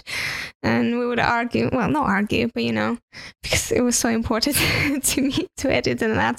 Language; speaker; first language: English; non-native, fluent; Russian